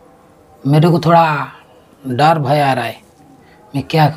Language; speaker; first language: Hindi; non-native, local second language; Odia